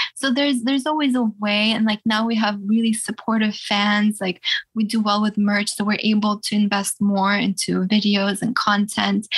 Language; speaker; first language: English; early bilingual, other home language; Russian